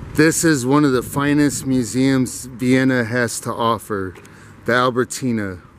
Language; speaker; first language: English; native; English